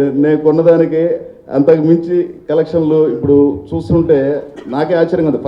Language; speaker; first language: Telugu; native; Telugu